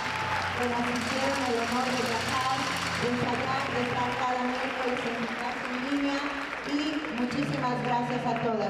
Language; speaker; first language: Spanish; native; Spanish